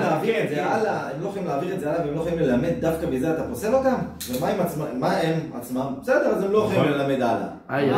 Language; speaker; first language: Hebrew; non-native, fluent; French